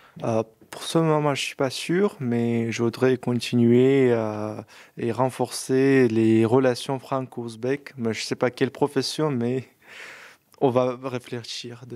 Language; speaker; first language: French; non-native, fluent; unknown